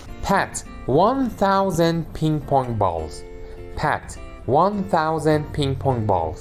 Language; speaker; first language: English; non-native, fluent; Persian